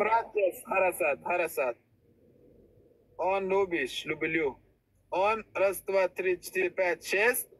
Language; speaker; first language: Russian; non-native, learner; Turkmen